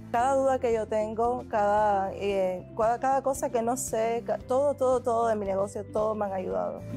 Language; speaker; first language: Spanish; native; Spanish